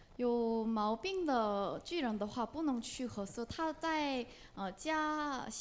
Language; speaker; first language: Chinese; non-native, learner; Korean